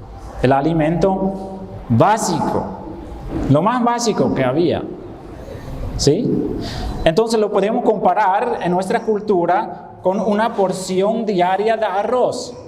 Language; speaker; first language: Spanish; non-native, fluent; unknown